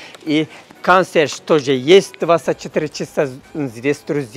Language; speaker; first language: Russian; non-native, fluent; Turkish